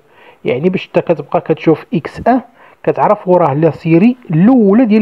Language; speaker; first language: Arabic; native; Arabic